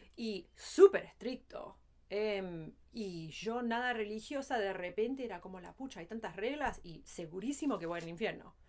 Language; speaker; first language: Spanish; early bilingual, heritage; Spanish